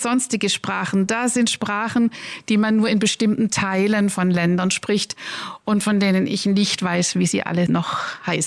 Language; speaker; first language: German; native; German